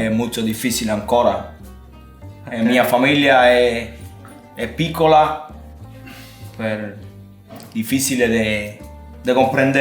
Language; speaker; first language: Italian; non-native, learner; Spanish